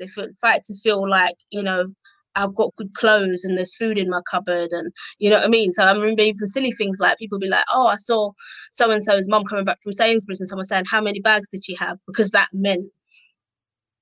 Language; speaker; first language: English; native; English